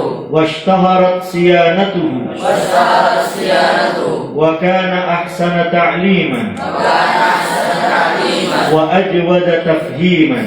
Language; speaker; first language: Arabic; non-native, fluent; Indonesian